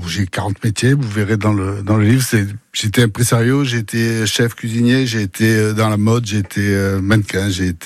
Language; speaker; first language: French; native; French